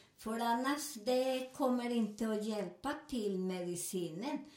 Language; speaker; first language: Swedish; non-native, learner; Spanish